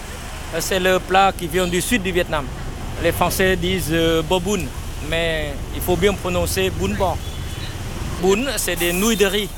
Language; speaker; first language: French; non-native, learner; Vietnamese